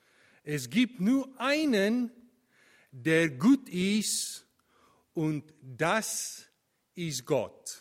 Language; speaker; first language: German; non-native, fluent; Afrikaans